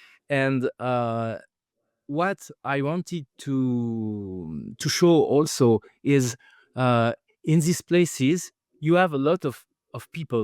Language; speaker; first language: English; non-native, fluent; French